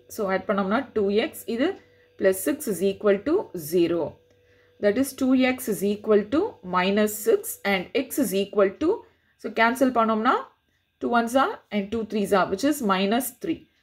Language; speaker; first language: English; non-native, local second language; Tamil